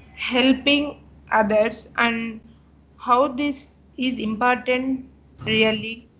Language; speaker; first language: English; non-native, local second language; Telugu